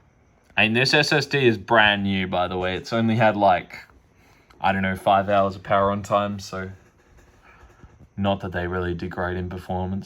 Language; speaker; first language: English; native; English